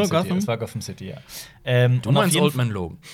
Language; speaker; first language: German; native; German